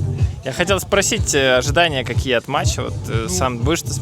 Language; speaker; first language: Russian; native; Russian